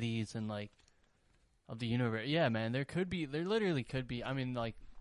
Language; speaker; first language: English; native; English